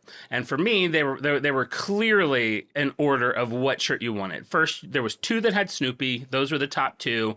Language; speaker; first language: English; native; English